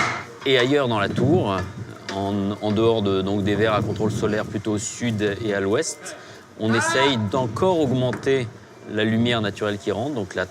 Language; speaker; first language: French; native; French